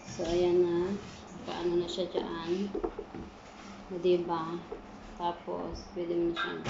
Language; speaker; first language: Filipino; non-native, local second language; Hiligaynon